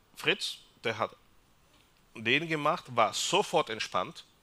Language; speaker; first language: German; non-native, fluent; Spanish